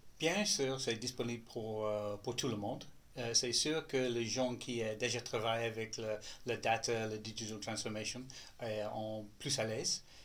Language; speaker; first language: French; non-native, learner; English